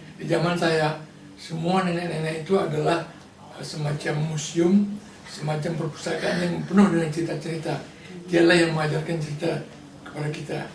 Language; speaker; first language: Indonesian; non-native, local second language; Balinese